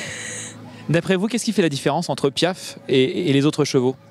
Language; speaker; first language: French; native; French